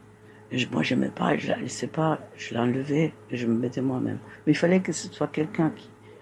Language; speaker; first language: French; non-native, fluent; Spanish